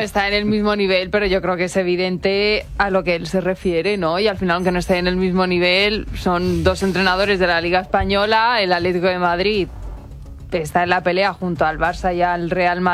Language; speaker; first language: Spanish; native; Spanish